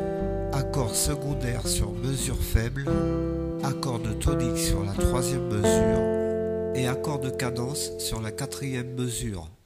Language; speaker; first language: French; native; French